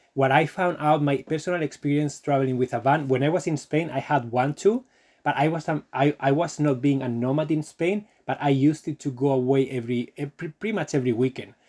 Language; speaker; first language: English; non-native, fluent; Spanish